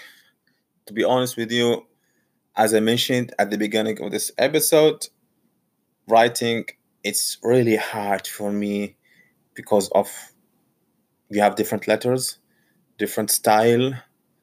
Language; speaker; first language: English; non-native, learner; Arabic